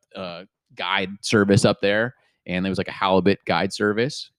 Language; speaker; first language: English; native; English